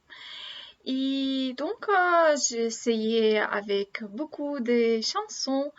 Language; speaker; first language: French; non-native, learner; Russian